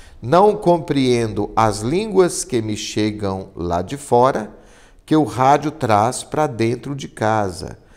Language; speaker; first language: Portuguese; native; Portuguese